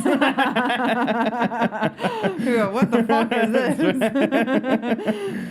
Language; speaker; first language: English; native; English